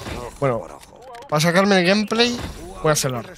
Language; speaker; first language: Spanish; native; Spanish